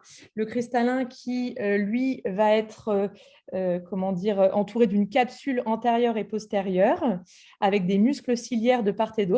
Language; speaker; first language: French; native; French